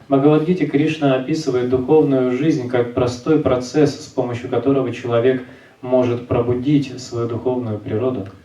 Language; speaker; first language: Russian; native; Russian